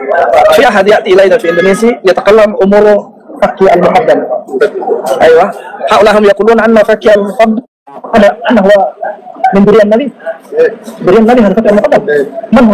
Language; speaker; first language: Arabic; non-native, learner; Indonesian